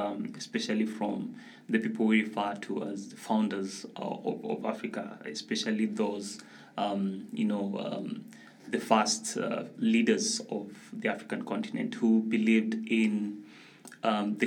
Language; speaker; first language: English; non-native, local second language; Luo (Kenya and Tanzania)